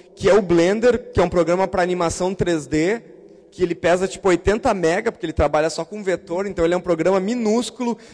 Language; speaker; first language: Portuguese; native; Portuguese